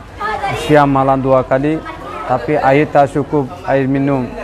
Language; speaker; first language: Indonesian; non-native, learner; Rohingya